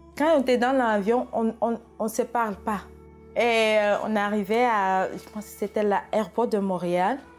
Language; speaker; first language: French; non-native, fluent; Swahili